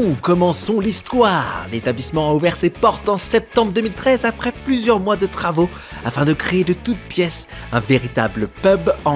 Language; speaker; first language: French; native; French